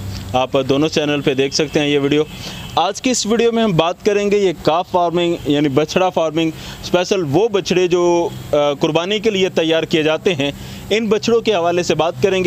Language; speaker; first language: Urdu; non-native, local second language; Punjabi